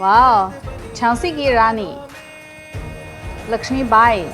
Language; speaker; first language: Hindi; non-native, fluent; Chinese